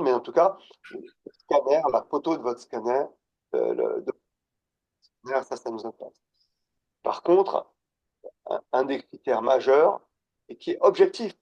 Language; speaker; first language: French; native; French